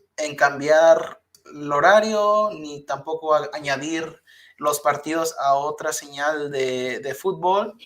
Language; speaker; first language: Spanish; early bilingual, heritage; Spanish